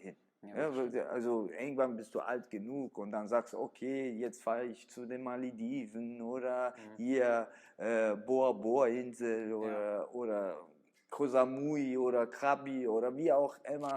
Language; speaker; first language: German; early bilingual, other home language; Italian